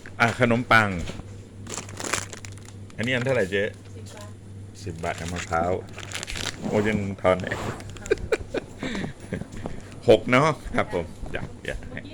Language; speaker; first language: Thai; native; Thai